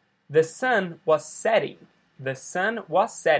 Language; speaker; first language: English; non-native, fluent; Portuguese